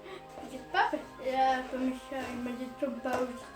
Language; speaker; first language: Russian; early bilingual, heritage; Russian